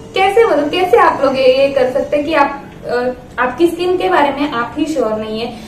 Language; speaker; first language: Hindi; non-native, local second language; Marathi